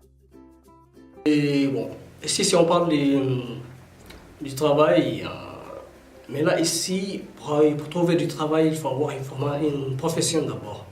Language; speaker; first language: French; non-native, fluent; Tigrinya